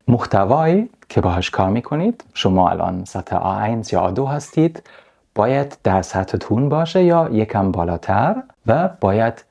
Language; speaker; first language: Persian; non-native, fluent; German